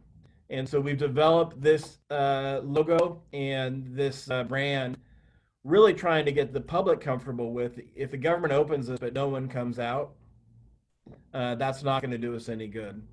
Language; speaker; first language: English; native; English